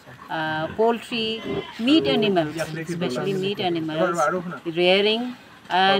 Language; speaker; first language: Hindi; non-native, local second language; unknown